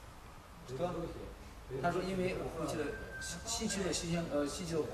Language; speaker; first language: Russian; non-native, learner; Chinese